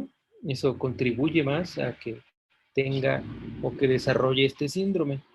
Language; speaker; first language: Spanish; native; Spanish